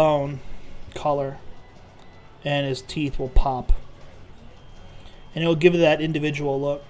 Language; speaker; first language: English; native; English